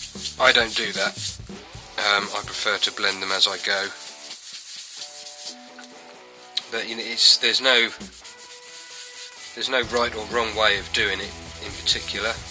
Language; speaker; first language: English; native; English